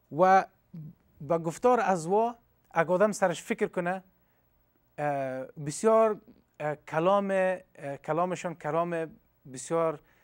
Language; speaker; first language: Persian; non-native, local second language; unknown